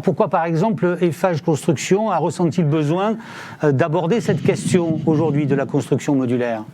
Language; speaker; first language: French; native; French